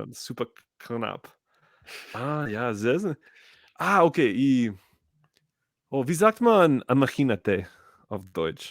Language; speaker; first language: German; non-native, learner; English